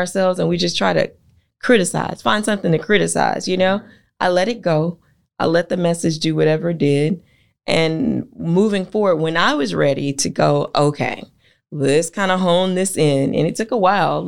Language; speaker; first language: English; native; English